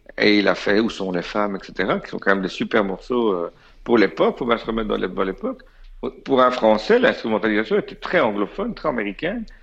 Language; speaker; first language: French; native; French